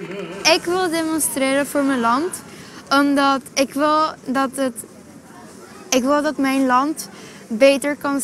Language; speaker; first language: Dutch; early bilingual, other home language; Spanish